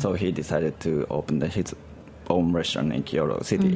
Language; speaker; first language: English; non-native, learner; Japanese